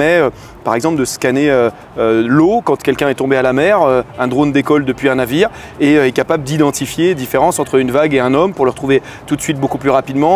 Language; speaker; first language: French; native; French